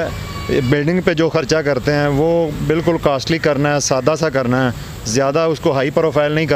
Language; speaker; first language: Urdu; non-native, local second language; Punjabi